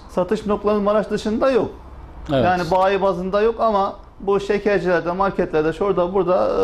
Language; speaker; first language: Turkish; native; Turkish